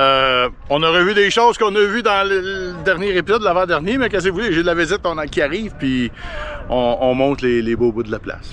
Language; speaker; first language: French; native; French